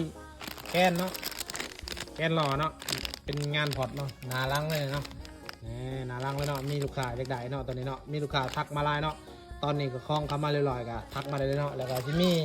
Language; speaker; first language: Thai; non-native, local second language; Lao